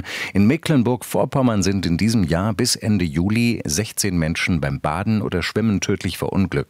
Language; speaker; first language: German; native; German